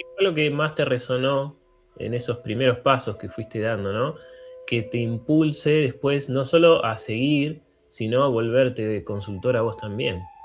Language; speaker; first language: Spanish; native; Spanish